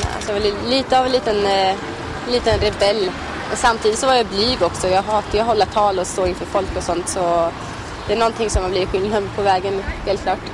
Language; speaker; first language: Swedish; early bilingual, other home language; Albanian